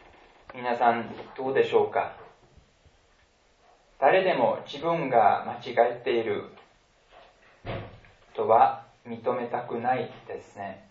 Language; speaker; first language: Japanese; non-native, fluent; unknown